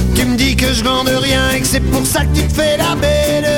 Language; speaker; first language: French; native; French